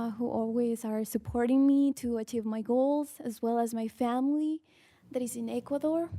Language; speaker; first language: English; early bilingual, other home language; Spanish